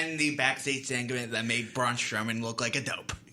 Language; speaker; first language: English; native; English